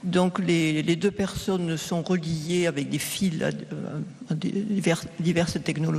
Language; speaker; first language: French; native; French